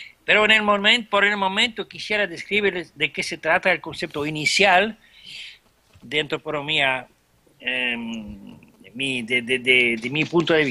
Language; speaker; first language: Spanish; non-native, fluent; French